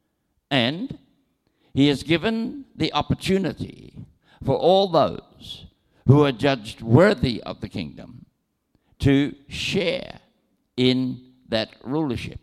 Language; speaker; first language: English; native; English